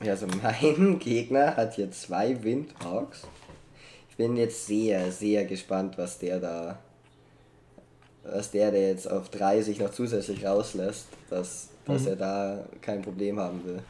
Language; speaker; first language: German; native; German